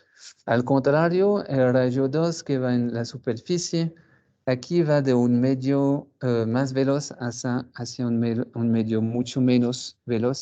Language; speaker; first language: Spanish; non-native, fluent; French